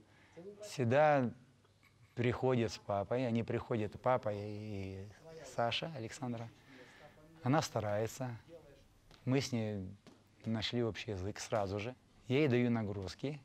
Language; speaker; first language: Russian; native; Russian